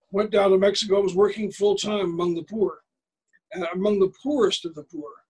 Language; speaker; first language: English; native; English